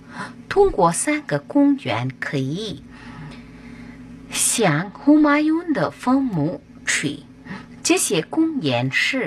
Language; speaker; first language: Chinese; non-native, fluent; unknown